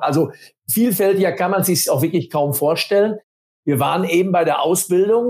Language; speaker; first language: German; native; German